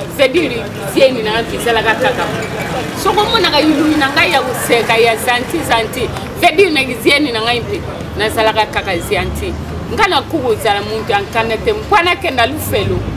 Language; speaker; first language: Lingala; non-native, local second language; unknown